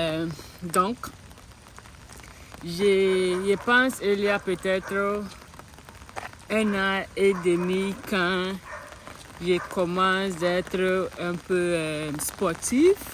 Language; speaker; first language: French; non-native, learner; English